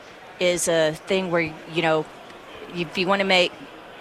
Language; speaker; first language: English; native; English